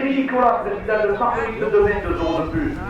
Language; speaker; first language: French; native; French